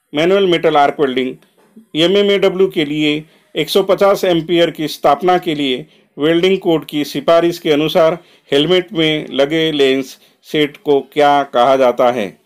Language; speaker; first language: Hindi; non-native, local second language; Marathi